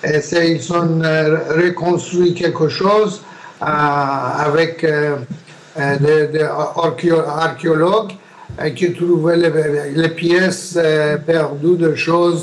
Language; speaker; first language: French; non-native, learner; Persian